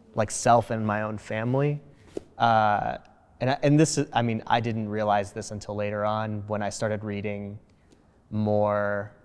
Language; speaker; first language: English; early bilingual, other home language; Spanish